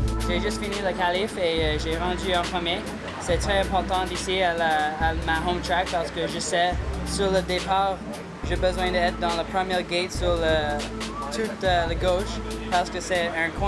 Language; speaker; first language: French; non-native, learner; English